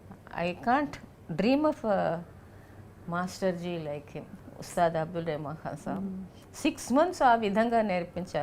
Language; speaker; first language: Telugu; non-native, fluent; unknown